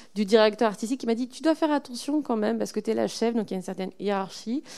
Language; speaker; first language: French; native; French